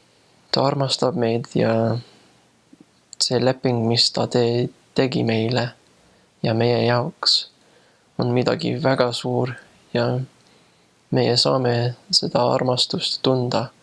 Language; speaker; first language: Estonian; non-native, fluent; English